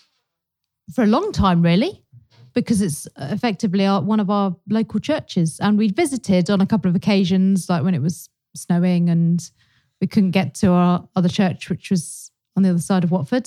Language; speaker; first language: English; native; English